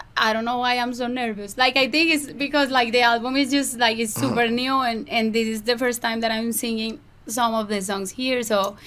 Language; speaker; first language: English; non-native, fluent; Spanish